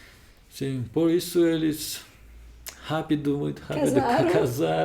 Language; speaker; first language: Portuguese; non-native, learner; Russian